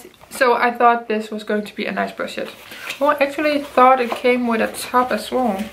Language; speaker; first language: English; non-native, fluent; Danish